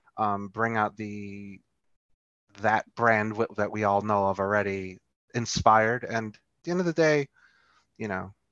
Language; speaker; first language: English; early bilingual, other home language; Filipino